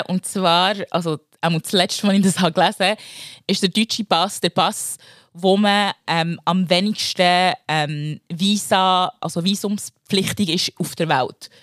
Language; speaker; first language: German; early bilingual, other home language; Lingala